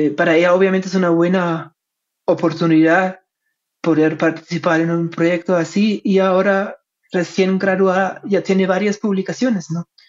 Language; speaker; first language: Spanish; non-native, fluent; German